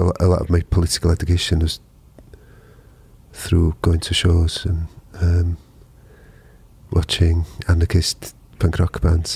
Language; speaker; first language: English; non-native, local second language; Welsh